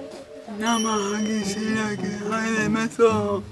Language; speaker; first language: Japanese; non-native, learner; English